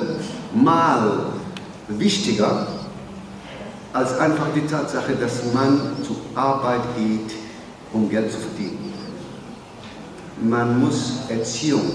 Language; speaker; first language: German; non-native, learner; Somali